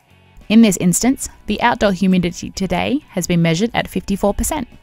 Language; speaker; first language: English; native; English